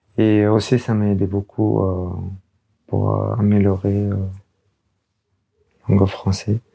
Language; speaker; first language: French; non-native, learner; Urdu